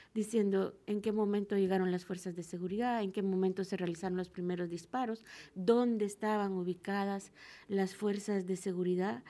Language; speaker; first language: Spanish; native; Spanish